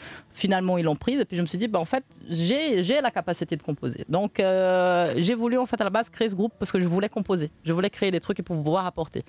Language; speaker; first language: French; native; French